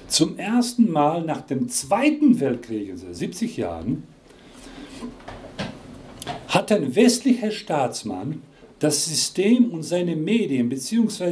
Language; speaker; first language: German; non-native, fluent; Croatian